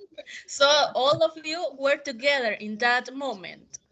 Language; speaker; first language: English; non-native, fluent; Spanish